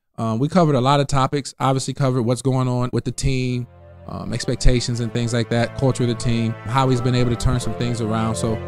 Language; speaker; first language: English; native; English